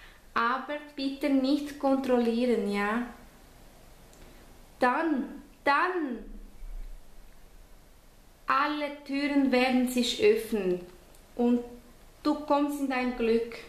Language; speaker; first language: German; non-native, fluent; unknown